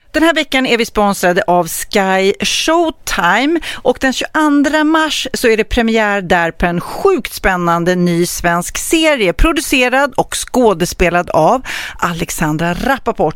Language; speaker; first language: Swedish; native; Swedish